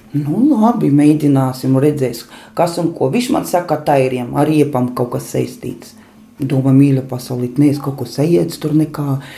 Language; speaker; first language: Latvian; native; Latvian